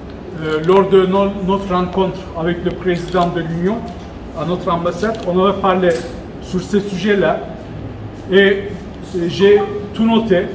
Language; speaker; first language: French; non-native, local second language; Turkish